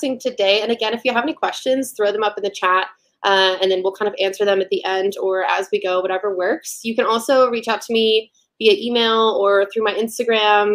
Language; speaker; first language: English; native; English